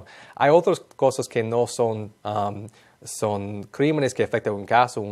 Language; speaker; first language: Spanish; non-native, fluent; English